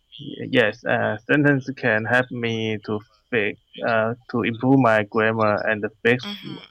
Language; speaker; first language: English; non-native, learner; Chinese